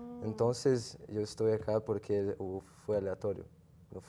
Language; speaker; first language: Spanish; non-native, learner; Portuguese